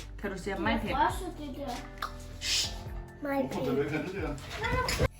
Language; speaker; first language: Danish; non-native, learner; Thai